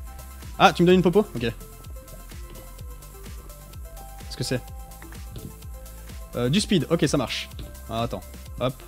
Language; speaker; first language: French; native; French